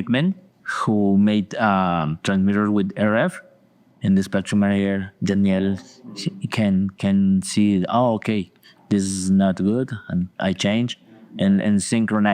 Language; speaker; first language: English; non-native, learner; Spanish